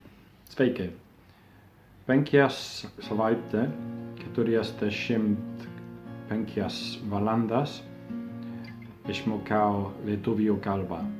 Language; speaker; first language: Lithuanian; non-native, learner; English